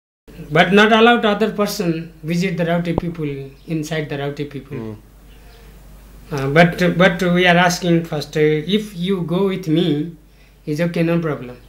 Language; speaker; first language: English; non-native, learner; Nepali